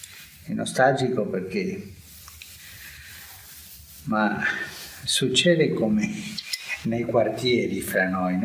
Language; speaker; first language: Italian; non-native, fluent; Spanish